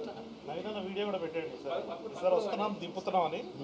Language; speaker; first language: Telugu; native; Telugu